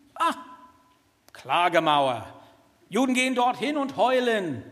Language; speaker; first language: German; non-native, fluent; English